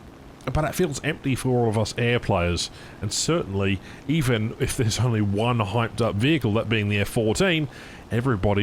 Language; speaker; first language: English; native; English